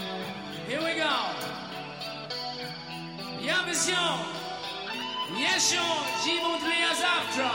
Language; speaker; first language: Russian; non-native, learner; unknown